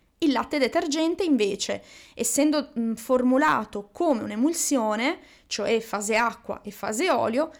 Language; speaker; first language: Italian; native; Italian